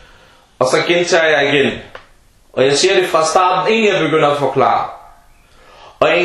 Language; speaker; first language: Danish; early bilingual, other home language; Arabic